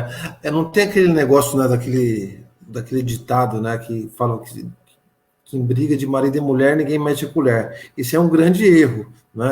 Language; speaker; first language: Portuguese; native; Portuguese